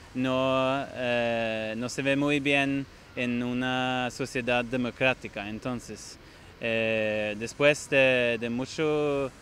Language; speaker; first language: Spanish; non-native, fluent; Norwegian